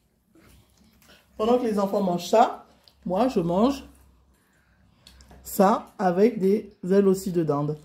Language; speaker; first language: French; native; French